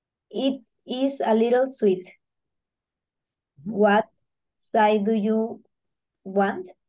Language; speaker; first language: English; non-native, learner; Spanish